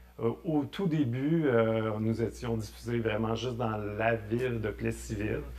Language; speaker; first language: French; native; French